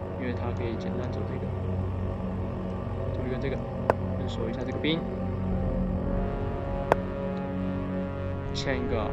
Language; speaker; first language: Chinese; native; Chinese